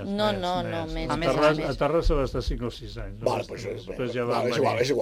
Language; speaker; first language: Catalan; native; Catalan